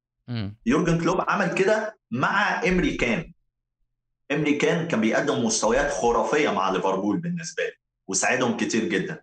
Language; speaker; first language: Arabic; native; Arabic